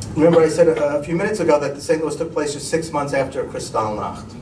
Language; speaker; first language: English; native; English